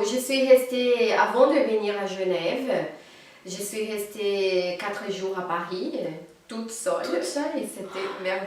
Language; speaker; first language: French; non-native, fluent; Portuguese